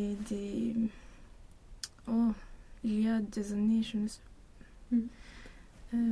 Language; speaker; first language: French; non-native, learner; Swedish